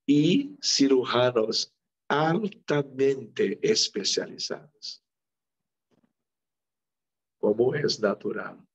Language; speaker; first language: Spanish; non-native, local second language; Portuguese